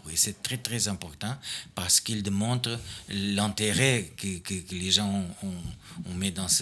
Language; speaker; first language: French; non-native, fluent; Portuguese